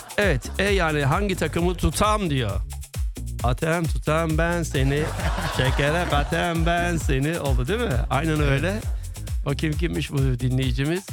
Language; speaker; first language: Turkish; early bilingual, heritage; Turkish